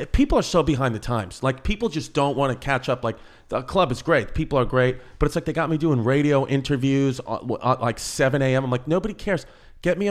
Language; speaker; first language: English; native; English